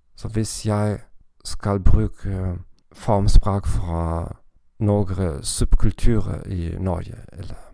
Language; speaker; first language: Norwegian; non-native, learner; German